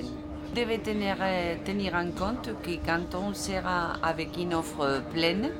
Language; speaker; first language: French; non-native, fluent; Spanish